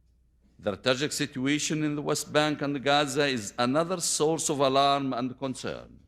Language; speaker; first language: English; non-native, fluent; Arabic